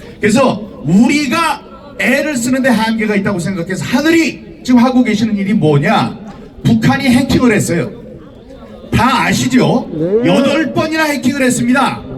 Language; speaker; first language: Korean; native; Korean